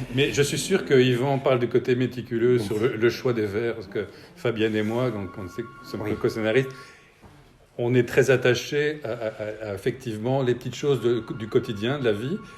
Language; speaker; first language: French; native; French